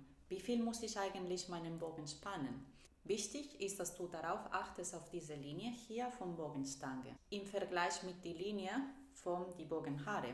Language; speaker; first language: German; non-native, fluent; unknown